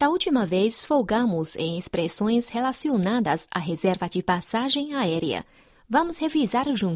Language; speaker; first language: Portuguese; non-native, fluent; Chinese